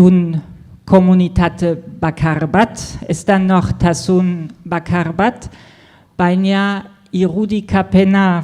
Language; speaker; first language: Basque; non-native, fluent; German